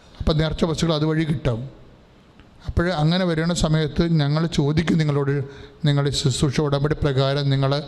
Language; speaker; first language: Malayalam; native; Malayalam